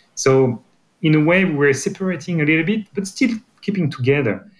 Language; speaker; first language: English; non-native, fluent; French